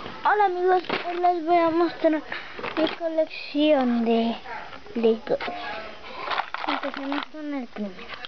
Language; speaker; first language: Spanish; native; Spanish